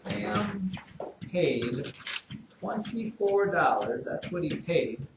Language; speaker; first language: English; native; English